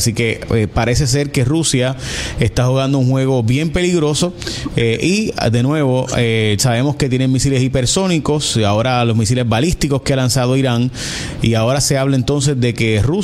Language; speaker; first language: Spanish; native; Spanish